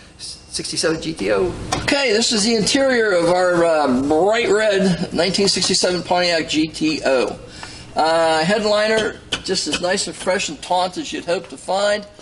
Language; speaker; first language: English; native; English